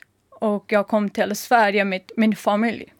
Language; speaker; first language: Swedish; non-native, learner; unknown